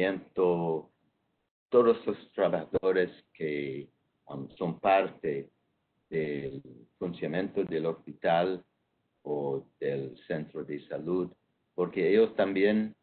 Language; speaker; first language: Spanish; non-native, fluent; English